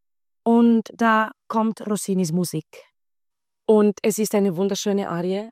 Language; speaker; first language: German; non-native, fluent; Spanish